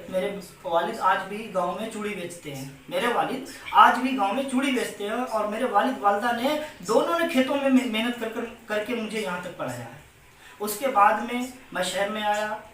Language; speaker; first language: Urdu; native; Urdu